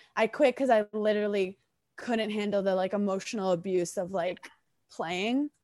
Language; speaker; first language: English; native; English